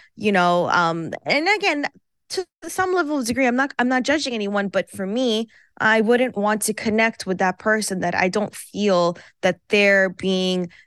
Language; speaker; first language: English; early bilingual, other home language; Persian